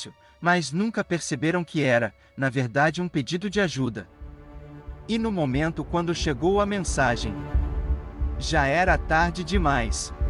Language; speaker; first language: Portuguese; native; Portuguese